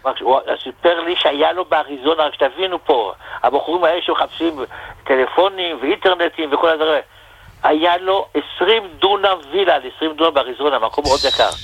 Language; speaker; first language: Hebrew; non-native, fluent; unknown